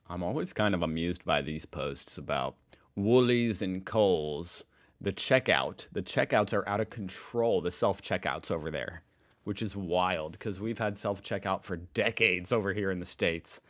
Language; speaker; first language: English; native; English